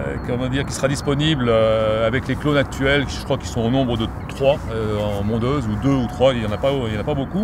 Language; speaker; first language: French; native; French